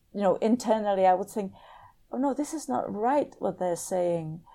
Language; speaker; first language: English; non-native, fluent; Czech